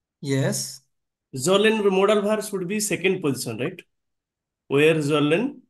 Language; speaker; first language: English; non-native, local second language; Hindi